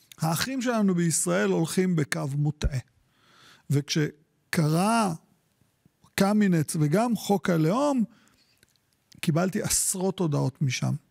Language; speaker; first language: Hebrew; native; Hebrew